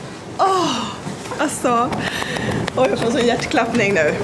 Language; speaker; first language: Swedish; native; Swedish